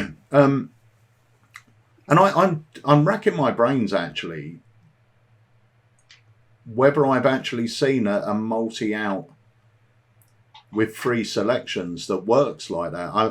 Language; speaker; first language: English; native; English